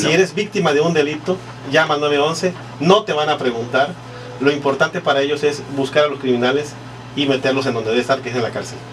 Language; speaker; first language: Spanish; native; Spanish